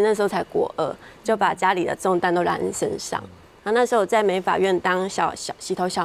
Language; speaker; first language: Chinese; native; Chinese